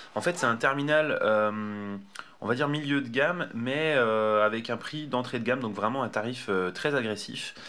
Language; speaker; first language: French; native; French